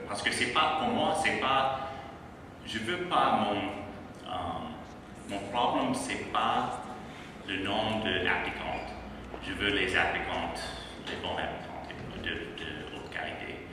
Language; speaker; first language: French; non-native, fluent; English